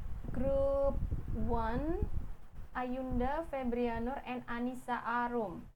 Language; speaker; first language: English; non-native, fluent; Indonesian